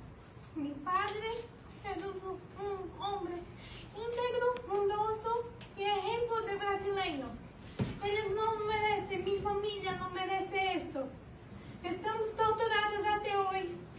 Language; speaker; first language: Portuguese; early bilingual, heritage; Spanish